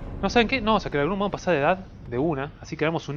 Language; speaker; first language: Spanish; native; Spanish